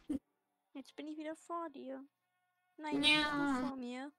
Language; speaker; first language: German; native; German